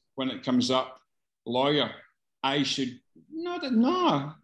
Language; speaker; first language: English; native; English